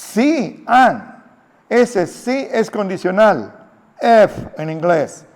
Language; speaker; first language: Spanish; native; Spanish